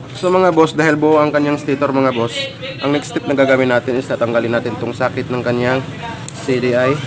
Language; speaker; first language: Filipino; non-native, local second language; Cebuano